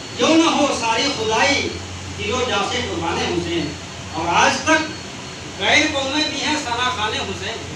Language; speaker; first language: Urdu; non-native, local second language; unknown